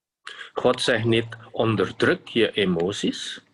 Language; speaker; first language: Dutch; non-native, fluent; Indonesian